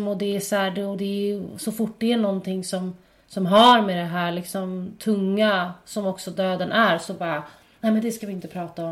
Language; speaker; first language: Swedish; native; Swedish